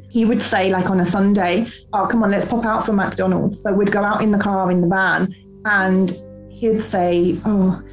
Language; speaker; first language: English; native; English